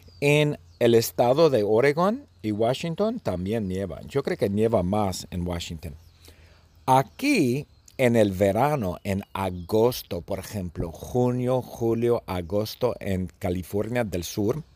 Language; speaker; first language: Spanish; early bilingual, heritage; Spanish